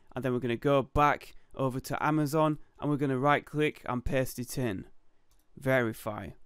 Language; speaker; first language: English; native; English